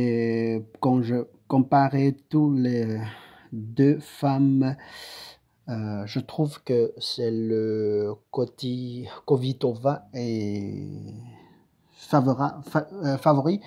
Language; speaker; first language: French; non-native, learner; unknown